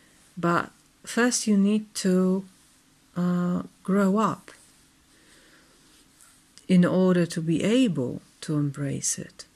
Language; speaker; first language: English; non-native, fluent; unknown